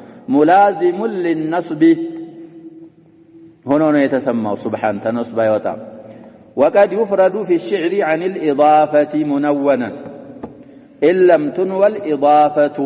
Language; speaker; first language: Arabic; non-native, fluent; Amharic